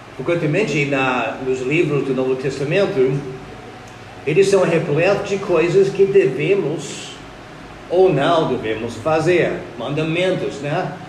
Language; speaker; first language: Portuguese; non-native, fluent; English